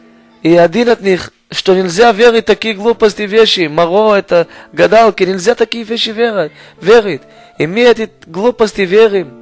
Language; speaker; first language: Russian; non-native, learner; Hebrew